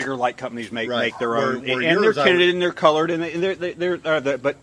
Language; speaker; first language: English; native; English